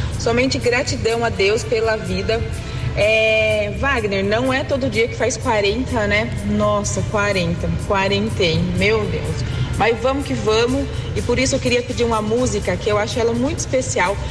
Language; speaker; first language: Portuguese; native; Portuguese